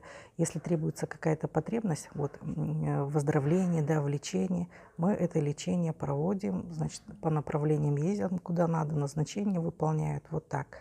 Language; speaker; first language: Russian; native; Russian